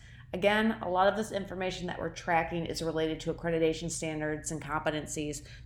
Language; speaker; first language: English; native; English